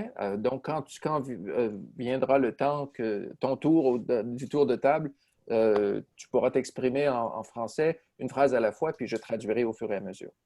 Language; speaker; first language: French; native; French